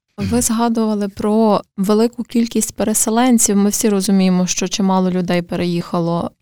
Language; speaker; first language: Ukrainian; native; Ukrainian